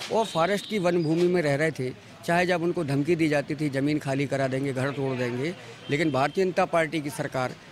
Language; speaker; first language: Hindi; native; Hindi